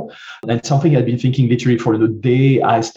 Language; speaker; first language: English; non-native, fluent; French